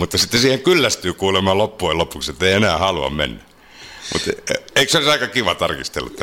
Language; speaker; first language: Finnish; native; Finnish